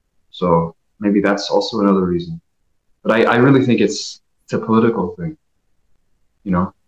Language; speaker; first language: English; early bilingual, other home language; Persian